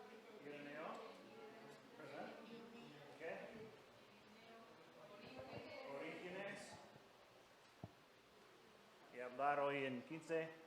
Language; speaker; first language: Spanish; non-native, fluent; English